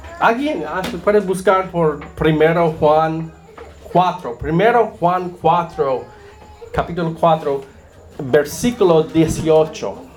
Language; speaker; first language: Spanish; non-native, learner; English